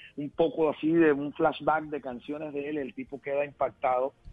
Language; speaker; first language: Spanish; native; Spanish